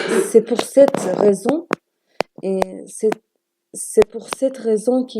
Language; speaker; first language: French; non-native, learner; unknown